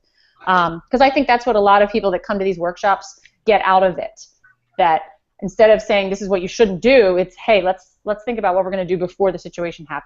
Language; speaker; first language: English; native; English